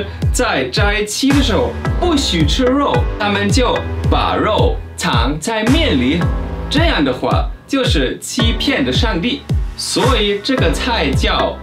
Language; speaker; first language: Chinese; non-native, fluent; German